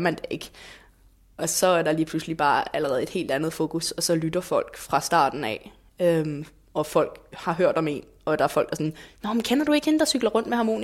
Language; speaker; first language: Danish; native; Danish